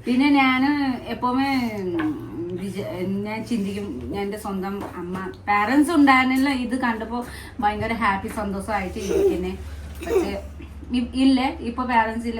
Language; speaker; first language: Malayalam; non-native, learner; Nepali